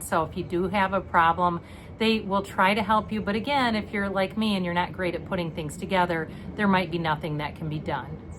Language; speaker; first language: English; native; English